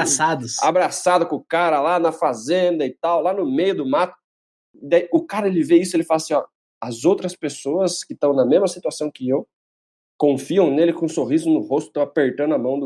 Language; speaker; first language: Portuguese; native; Portuguese